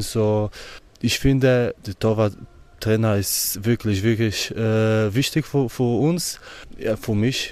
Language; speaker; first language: German; non-native, learner; Polish